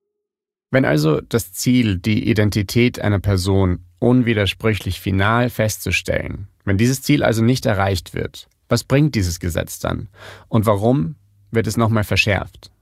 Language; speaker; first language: German; native; German